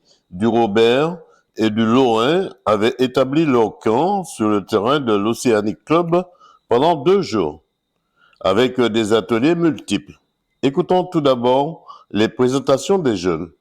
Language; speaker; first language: French; native; French